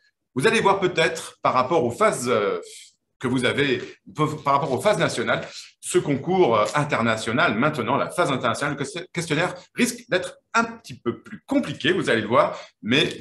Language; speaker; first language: French; native; French